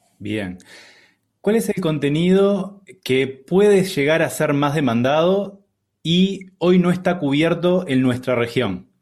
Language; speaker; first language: Spanish; native; Spanish